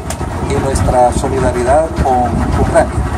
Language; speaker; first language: Spanish; native; Spanish